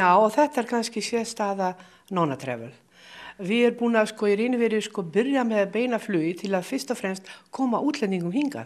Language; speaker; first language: Icelandic; non-native, fluent; Slovenian